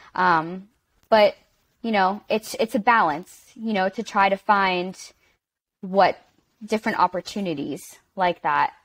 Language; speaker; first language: English; native; English